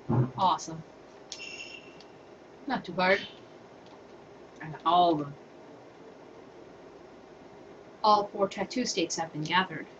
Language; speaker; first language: English; native; English